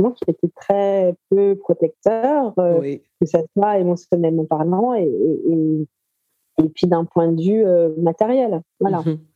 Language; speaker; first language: French; native; French